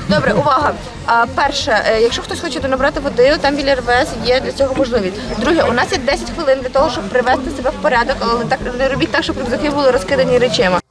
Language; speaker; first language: Ukrainian; native; Ukrainian